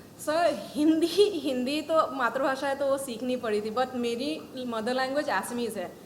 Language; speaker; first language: Hindi; non-native, local second language; Assamese